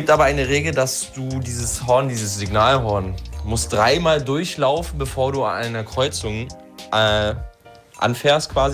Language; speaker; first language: German; native; German